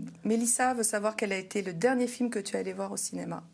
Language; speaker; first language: French; native; French